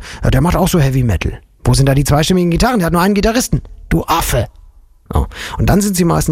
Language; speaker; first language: German; native; German